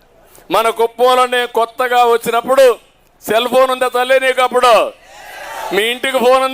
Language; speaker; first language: Telugu; native; Telugu